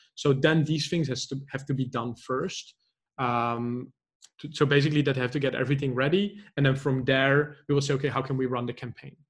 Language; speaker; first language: English; non-native, fluent; Dutch